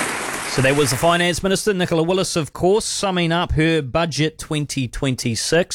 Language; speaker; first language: English; native; English